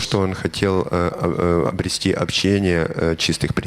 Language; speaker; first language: Russian; native; Russian